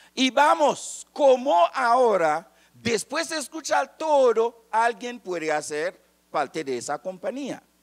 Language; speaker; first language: Spanish; non-native, fluent; Haitian Creole